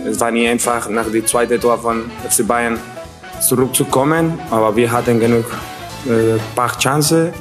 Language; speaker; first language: German; non-native, learner; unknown